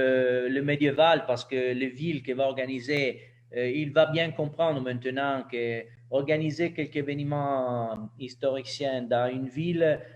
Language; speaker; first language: French; non-native, learner; Italian